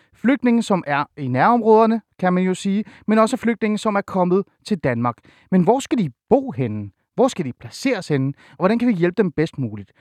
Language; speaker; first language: Danish; early bilingual, other home language; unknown